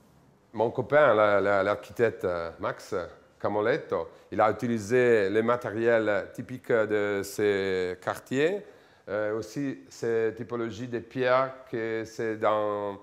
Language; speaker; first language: French; non-native, fluent; Italian